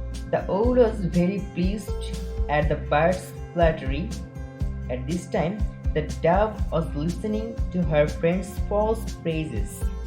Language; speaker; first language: English; non-native, local second language; Bangla